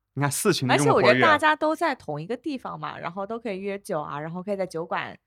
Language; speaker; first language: Chinese; native; Chinese